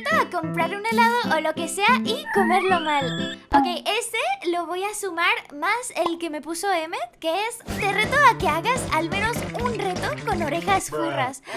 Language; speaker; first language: Spanish; native; Spanish